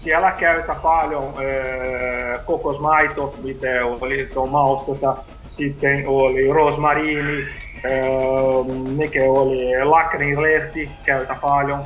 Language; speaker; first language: Finnish; non-native, learner; Portuguese